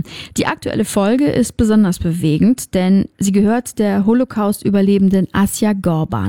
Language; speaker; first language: German; native; German